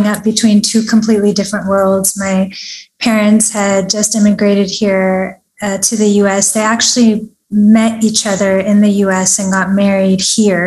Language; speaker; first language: English; early bilingual, other home language; Persian